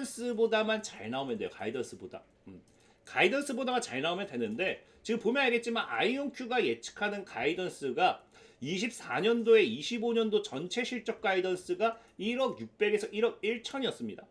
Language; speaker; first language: Korean; native; Korean